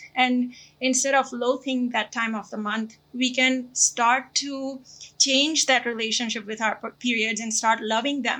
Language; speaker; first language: English; non-native, local second language; Gujarati